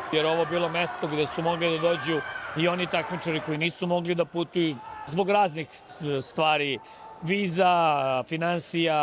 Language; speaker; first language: Serbian; native; Serbian